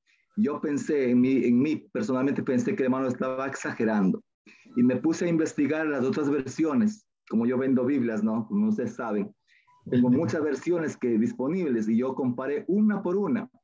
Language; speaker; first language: Spanish; native; Spanish